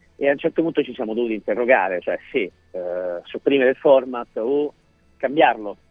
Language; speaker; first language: Italian; native; Italian